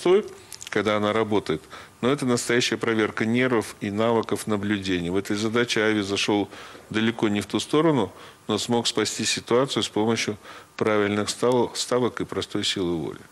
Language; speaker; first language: Russian; native; Russian